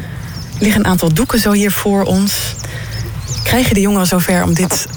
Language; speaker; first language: Dutch; native; Dutch